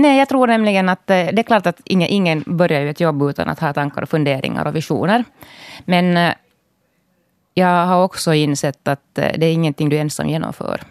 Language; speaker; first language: Swedish; native; Swedish